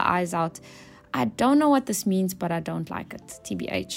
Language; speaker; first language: English; native; English